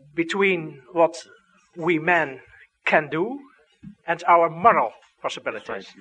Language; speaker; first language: English; non-native, fluent; Dutch